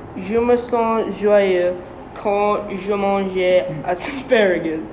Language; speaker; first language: French; non-native, learner; English